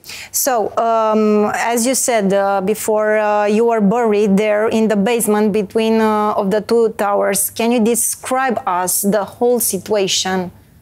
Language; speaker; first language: English; non-native, fluent; Romanian